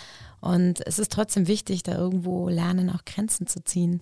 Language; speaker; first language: German; native; German